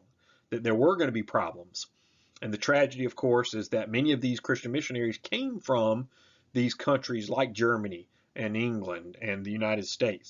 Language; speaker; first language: English; native; English